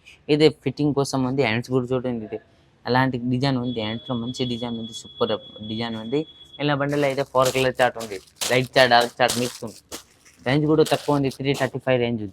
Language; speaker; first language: Telugu; non-native, local second language; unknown